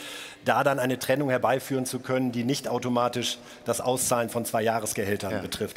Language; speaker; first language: German; native; German